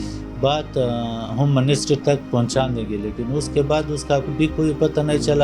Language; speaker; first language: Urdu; non-native, fluent; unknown